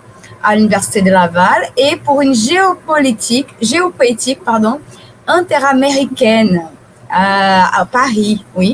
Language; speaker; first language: French; non-native, fluent; Portuguese